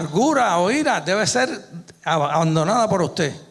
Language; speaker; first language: Spanish; native; Spanish